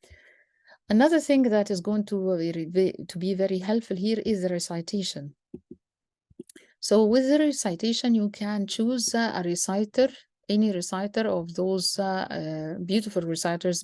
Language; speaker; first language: English; non-native, fluent; Arabic